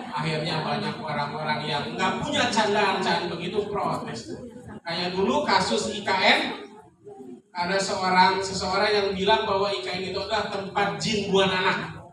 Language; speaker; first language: Indonesian; non-native, local second language; Sundanese